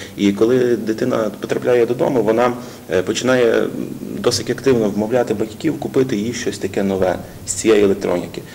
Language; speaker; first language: Ukrainian; native; Ukrainian